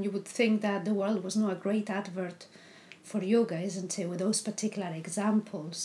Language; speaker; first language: English; non-native, fluent; Spanish